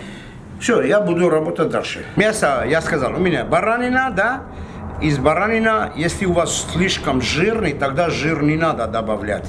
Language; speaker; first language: Russian; non-native, fluent; Armenian